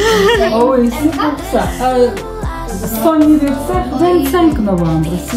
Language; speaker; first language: French; non-native, learner; Chechen